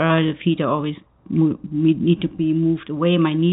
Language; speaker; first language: English; non-native, fluent; German